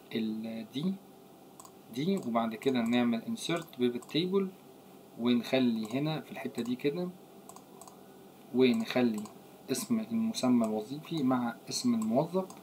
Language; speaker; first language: Arabic; native; Arabic